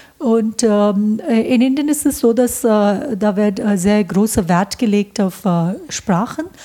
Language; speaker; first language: German; non-native, fluent; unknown